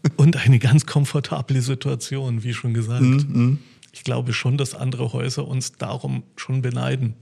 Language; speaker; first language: German; native; German